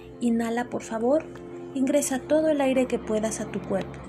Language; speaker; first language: Spanish; native; Spanish